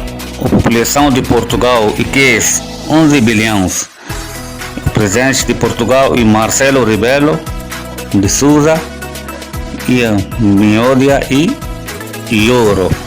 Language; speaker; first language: Portuguese; non-native, learner; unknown